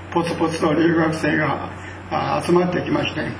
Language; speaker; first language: Japanese; native; Japanese